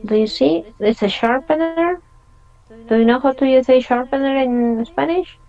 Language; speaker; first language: English; non-native, fluent; Spanish